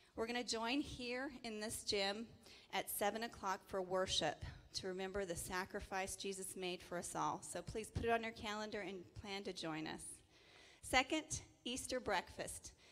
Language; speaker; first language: English; native; English